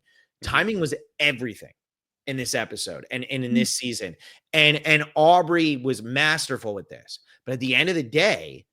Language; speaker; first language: English; native; English